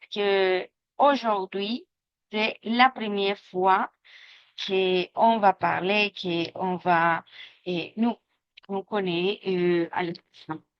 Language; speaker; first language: French; non-native, fluent; Spanish